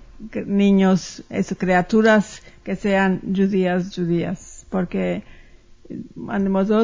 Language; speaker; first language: Spanish; early bilingual, heritage; Ladino